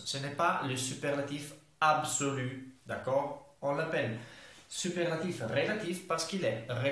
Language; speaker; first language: French; non-native, fluent; Italian